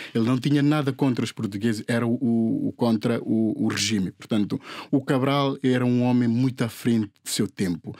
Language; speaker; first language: Portuguese; non-native, local second language; Upper Guinea Crioulo